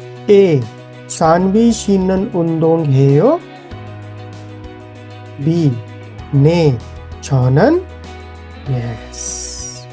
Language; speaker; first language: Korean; non-native, fluent; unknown